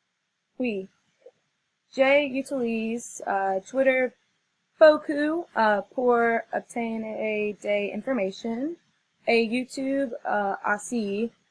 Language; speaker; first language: French; non-native, learner; English